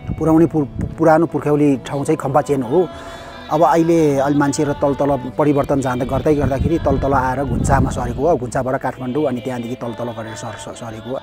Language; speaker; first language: Nepali; non-native, local second language; Sherpa